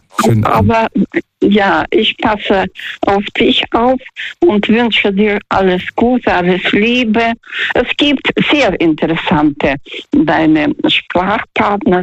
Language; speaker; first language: German; non-native, fluent; Russian